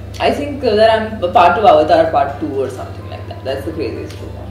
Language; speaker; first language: English; non-native, local second language; Sindhi